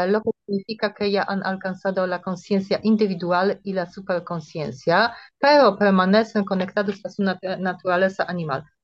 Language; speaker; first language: Spanish; non-native, fluent; Polish